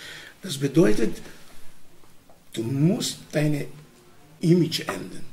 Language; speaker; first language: German; non-native, learner; Romany